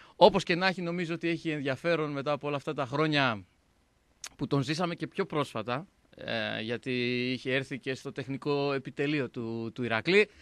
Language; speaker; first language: Greek; native; Greek